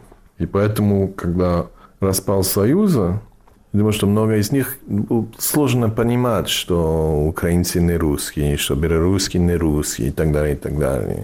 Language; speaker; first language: Russian; non-native, fluent; English